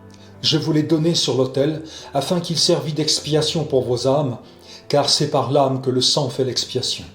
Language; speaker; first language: French; native; French